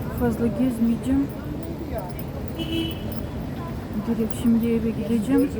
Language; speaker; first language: Turkish; non-native, fluent; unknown